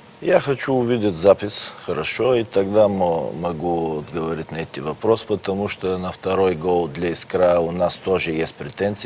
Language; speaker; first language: Russian; non-native, learner; Bulgarian